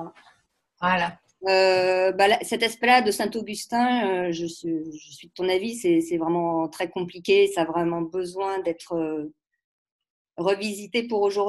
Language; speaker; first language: French; native; French